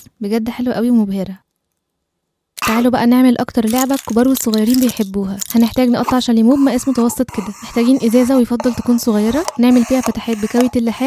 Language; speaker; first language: Arabic; native; Arabic